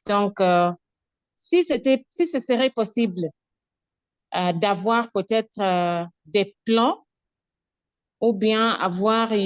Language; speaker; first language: French; non-native, fluent; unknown